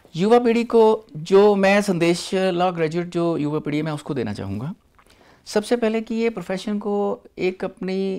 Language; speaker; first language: Hindi; non-native, local second language; Punjabi